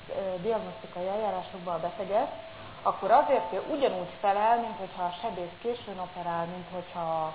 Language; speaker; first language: Hungarian; native; Hungarian